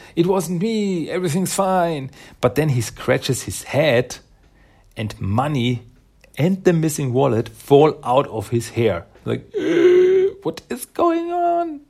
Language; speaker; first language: English; non-native, fluent; German